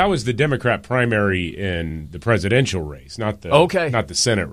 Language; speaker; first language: English; native; English